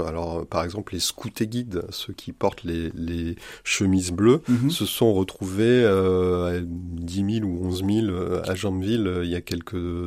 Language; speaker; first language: French; native; French